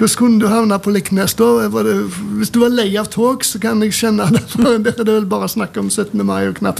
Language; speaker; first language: Norwegian; native; Norwegian